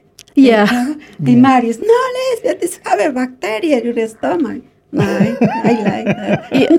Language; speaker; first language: English; non-native, learner; Spanish